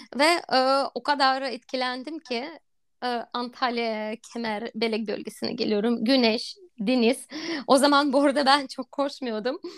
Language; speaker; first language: Turkish; non-native, fluent; Russian